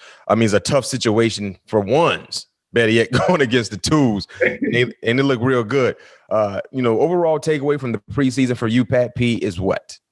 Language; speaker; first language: English; native; English